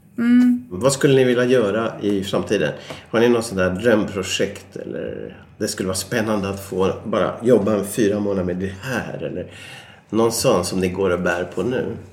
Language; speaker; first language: Swedish; native; Swedish